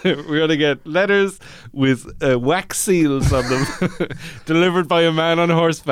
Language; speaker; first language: English; native; English